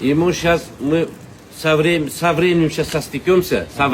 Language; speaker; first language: Russian; non-native, learner; Uzbek